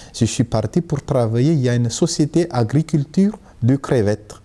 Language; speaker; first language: French; non-native, local second language; Malagasy